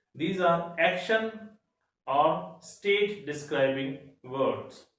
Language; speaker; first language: English; non-native, local second language; Punjabi